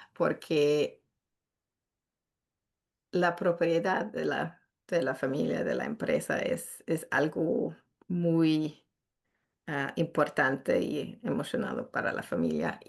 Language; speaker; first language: Spanish; non-native, fluent; English